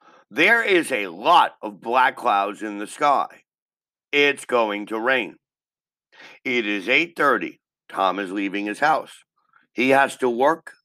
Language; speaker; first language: English; native; English